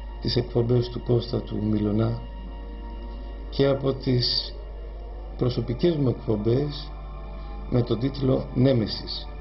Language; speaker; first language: Greek; native; Greek